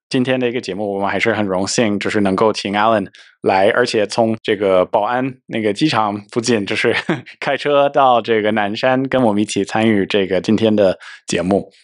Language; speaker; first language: Chinese; non-native, fluent; English